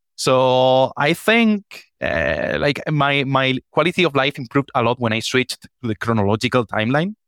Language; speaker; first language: English; non-native, fluent; Spanish